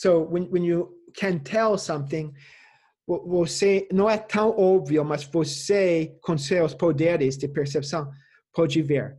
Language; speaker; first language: Portuguese; non-native, fluent; English